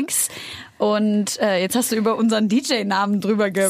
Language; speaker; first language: German; native; German